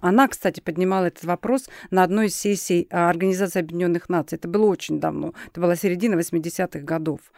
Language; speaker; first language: Russian; native; Russian